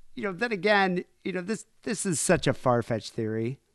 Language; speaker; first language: English; native; English